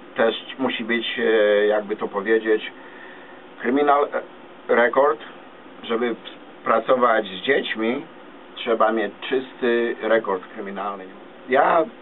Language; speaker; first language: Polish; native; Polish